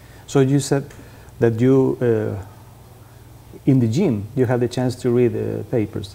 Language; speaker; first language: English; non-native, fluent; Spanish